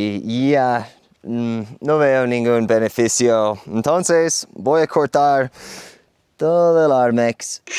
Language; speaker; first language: Spanish; non-native, fluent; English